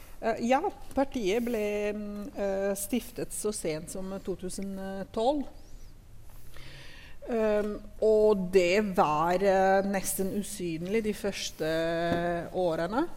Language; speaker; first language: Norwegian; non-native, fluent; Italian